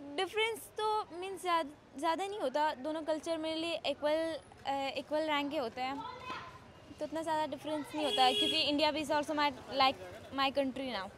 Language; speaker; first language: Hindi; non-native, fluent; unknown